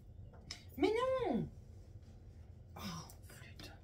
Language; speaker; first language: French; native; French